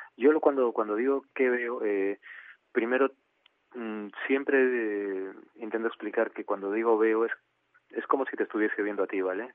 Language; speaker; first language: Spanish; native; Spanish